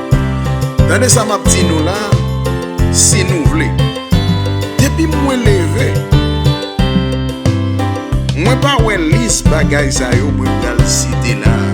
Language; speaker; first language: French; non-native, learner; Haitian Creole